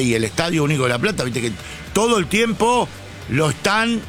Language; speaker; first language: Spanish; native; Spanish